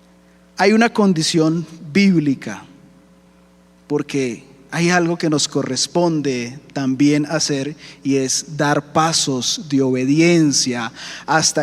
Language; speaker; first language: Spanish; native; Spanish